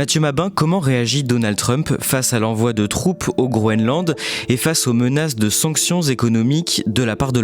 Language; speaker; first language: French; native; French